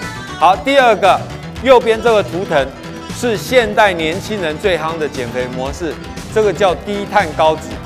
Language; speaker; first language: Chinese; native; Chinese